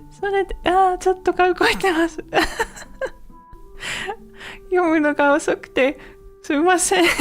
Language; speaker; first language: Japanese; non-native, learner; English